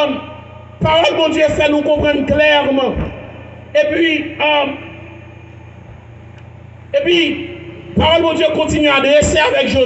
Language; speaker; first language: French; non-native, local second language; Haitian Creole